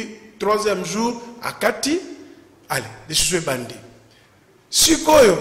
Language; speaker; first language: French; non-native, local second language; Lingala